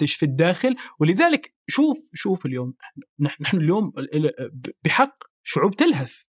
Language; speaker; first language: Arabic; native; Arabic